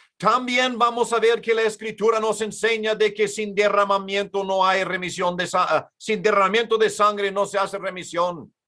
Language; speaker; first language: Spanish; non-native, fluent; English